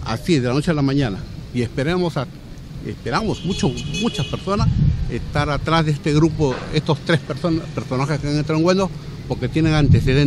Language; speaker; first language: Spanish; native; Spanish